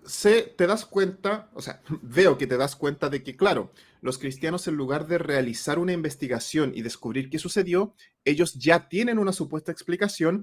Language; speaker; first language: Spanish; native; Spanish